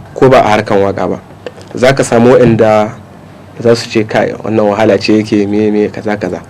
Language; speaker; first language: Hausa; non-native, local second language; Tamasheq